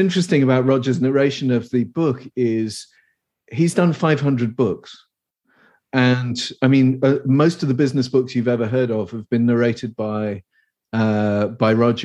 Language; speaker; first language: English; native; English